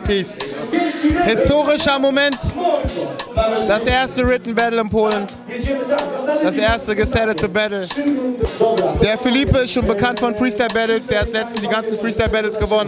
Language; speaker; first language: German; native; German